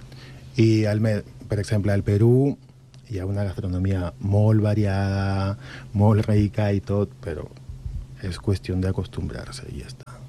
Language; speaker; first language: Catalan; non-native, fluent; Spanish